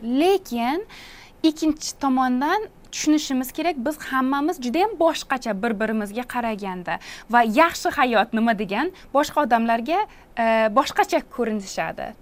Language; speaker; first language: Uzbek; non-native, fluent; English